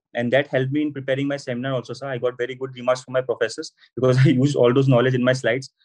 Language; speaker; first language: English; non-native, local second language; Assamese